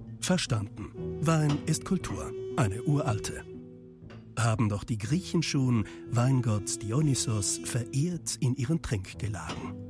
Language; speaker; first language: German; native; German